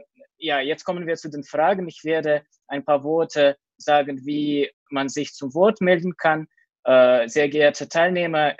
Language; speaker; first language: German; non-native, fluent; Russian